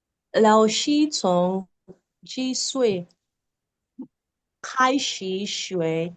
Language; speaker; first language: Chinese; non-native, learner; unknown